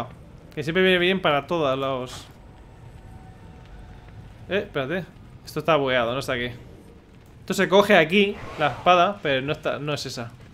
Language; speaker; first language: Spanish; native; Spanish